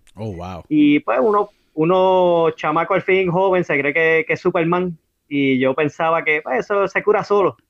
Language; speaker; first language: Spanish; native; Spanish